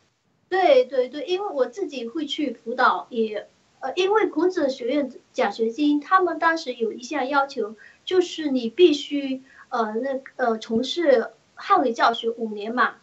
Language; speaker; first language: Chinese; early bilingual, heritage; Chinese